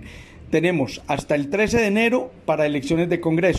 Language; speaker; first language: Spanish; native; Spanish